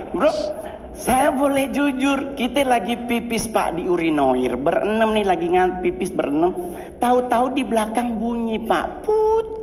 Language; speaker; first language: Indonesian; native; Indonesian